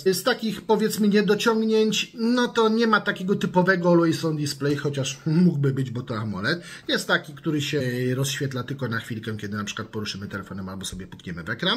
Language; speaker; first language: Polish; native; Polish